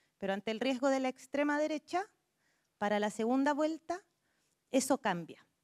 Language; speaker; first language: Spanish; native; Spanish